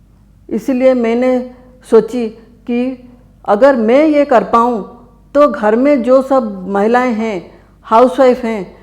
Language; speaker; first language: Hindi; non-native, local second language; Odia